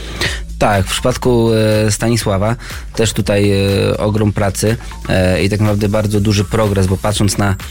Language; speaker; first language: Polish; native; Polish